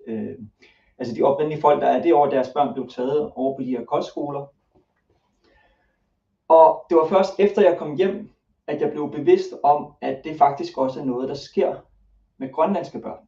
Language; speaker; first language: Danish; early bilingual, other home language; Kalaallisut